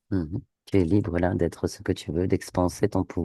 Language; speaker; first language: French; native; French